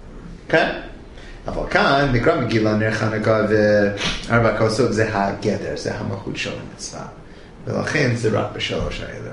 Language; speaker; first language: Hebrew; non-native, fluent; English